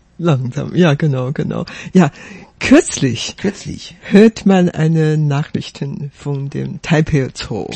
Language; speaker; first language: German; non-native, fluent; Chinese